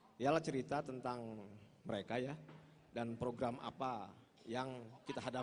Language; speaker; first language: Indonesian; non-native, local second language; Sundanese